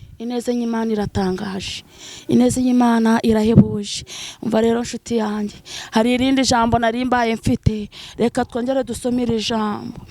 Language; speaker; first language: Kinyarwanda; non-native, local second language; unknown